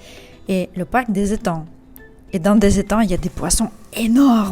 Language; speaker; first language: French; non-native, fluent; Russian